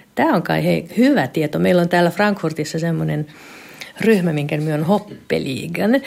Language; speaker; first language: Finnish; native; Finnish